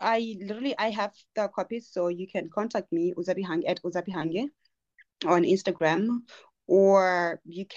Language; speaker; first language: English; non-native, local second language; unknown